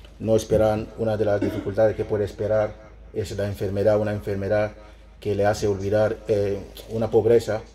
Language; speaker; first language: Spanish; non-native, fluent; Mandingo